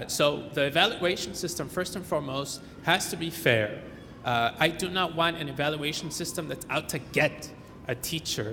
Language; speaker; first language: English; early bilingual, other home language; Spanish